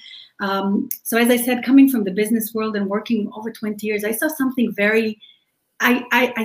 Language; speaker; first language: English; non-native, fluent; Hebrew